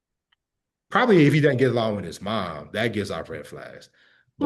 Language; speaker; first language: English; native; English